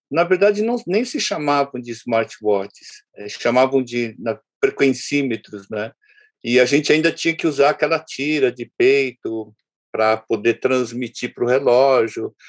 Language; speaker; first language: Portuguese; early bilingual, other home language; Japanese